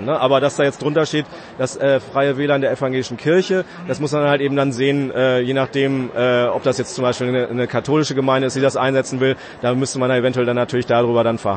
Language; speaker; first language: German; native; German